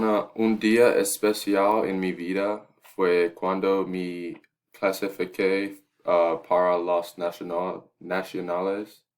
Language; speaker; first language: Spanish; non-native, learner; English